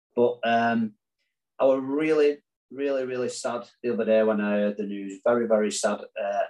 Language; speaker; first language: English; native; English